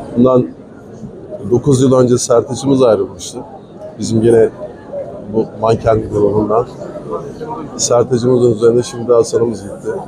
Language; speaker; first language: Turkish; native; Turkish